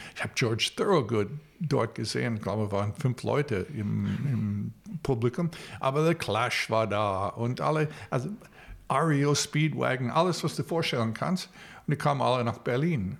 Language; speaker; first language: German; non-native, fluent; English